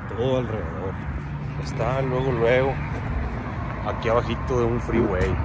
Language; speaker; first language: Spanish; native; Spanish